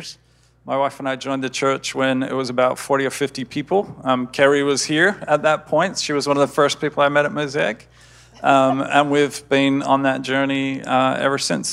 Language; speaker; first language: English; native; English